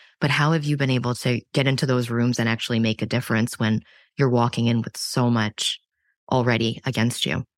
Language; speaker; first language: English; native; English